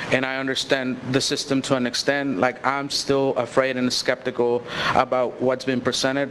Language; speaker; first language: English; early bilingual, other home language; Spanish